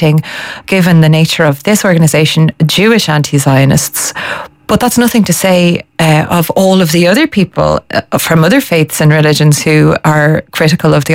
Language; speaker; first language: English; native; English